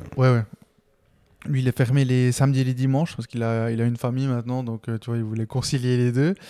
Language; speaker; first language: French; early bilingual, other home language; Spanish